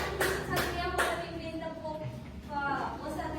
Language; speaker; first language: Indonesian; native; Indonesian